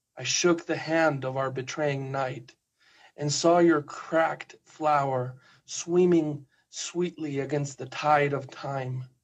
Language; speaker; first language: English; non-native, fluent; Spanish